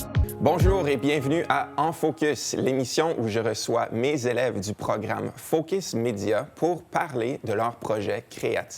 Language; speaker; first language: French; native; French